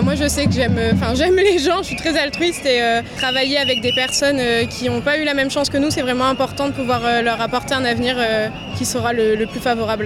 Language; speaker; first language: French; native; French